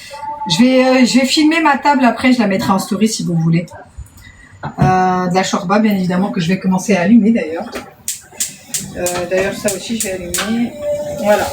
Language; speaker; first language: French; native; French